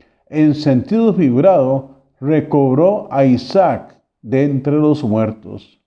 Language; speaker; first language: Spanish; native; Spanish